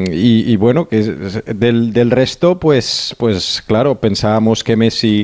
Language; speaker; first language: Spanish; native; Spanish